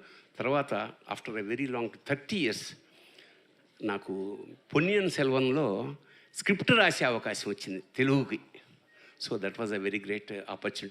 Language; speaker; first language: Telugu; native; Telugu